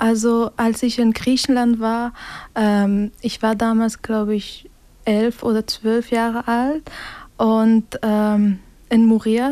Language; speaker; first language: German; non-native, fluent; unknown